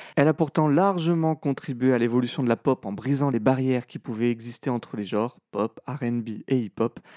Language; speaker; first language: French; native; French